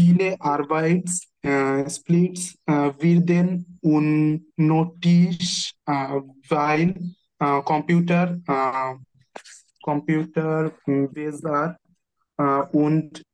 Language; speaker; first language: German; non-native, learner; Bangla